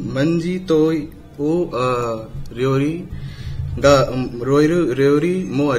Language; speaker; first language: Japanese; non-native, learner; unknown